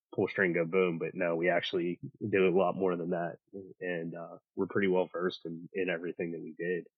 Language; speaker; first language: English; native; English